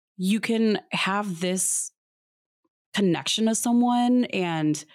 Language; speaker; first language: English; early bilingual, other home language; Filipino